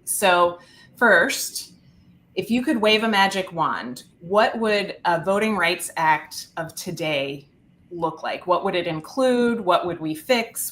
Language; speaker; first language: English; native; English